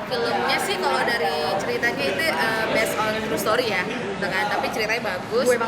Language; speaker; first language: Indonesian; native; Indonesian